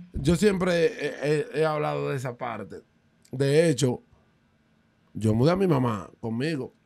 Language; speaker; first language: Spanish; native; Spanish